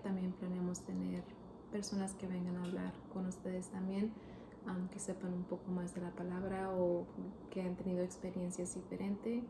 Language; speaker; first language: Spanish; early bilingual, heritage; Spanish